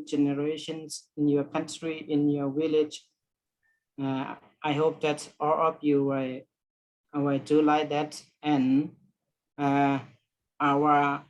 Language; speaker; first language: English; non-native, learner; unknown